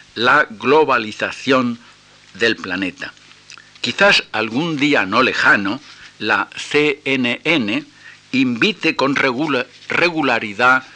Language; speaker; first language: Spanish; native; Spanish